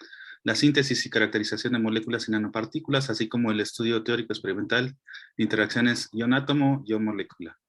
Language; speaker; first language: Spanish; native; Spanish